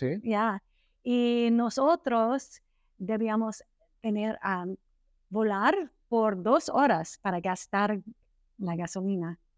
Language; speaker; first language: Spanish; non-native, learner; English